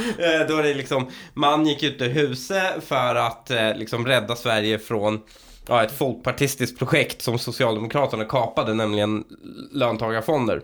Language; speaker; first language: Swedish; early bilingual, other home language; Persian